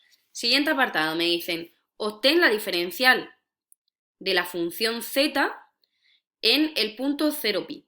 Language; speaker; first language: Spanish; native; Spanish